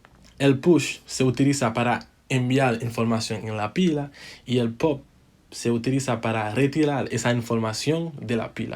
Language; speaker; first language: Spanish; non-native, fluent; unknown